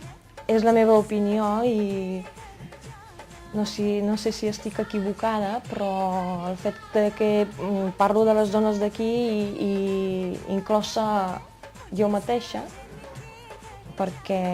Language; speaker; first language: Catalan; non-native, fluent; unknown